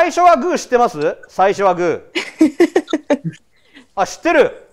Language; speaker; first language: Japanese; native; Japanese